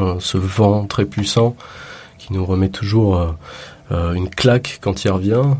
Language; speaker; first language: French; native; French